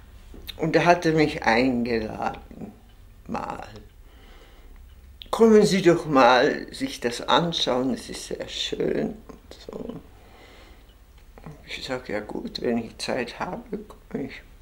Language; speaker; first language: German; non-native, fluent; Czech